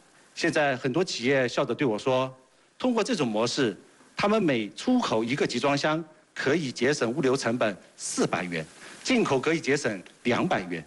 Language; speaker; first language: Chinese; native; Chinese